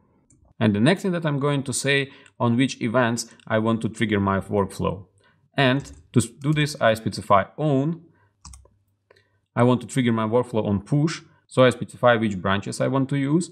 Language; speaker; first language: English; non-native, fluent; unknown